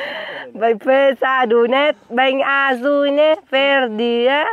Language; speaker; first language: Portuguese; non-native, learner; Vietnamese